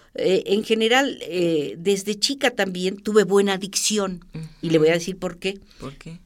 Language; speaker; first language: Spanish; native; Spanish